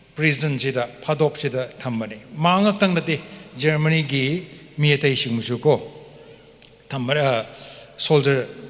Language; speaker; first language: Manipuri; non-native, local second language; Tangkhul Naga (India)